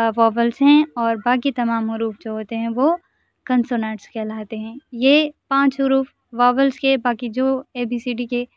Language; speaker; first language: Urdu; non-native, local second language; Sindhi